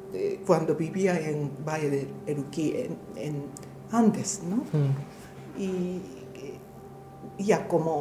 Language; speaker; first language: Spanish; non-native, fluent; Japanese